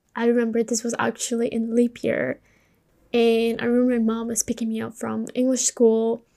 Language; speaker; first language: English; early bilingual, other home language; Spanish